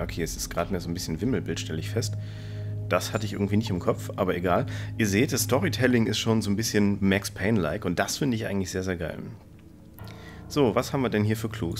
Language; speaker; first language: German; native; German